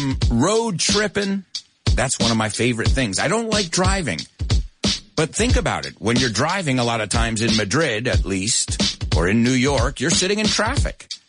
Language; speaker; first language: English; early bilingual, other home language; Spanish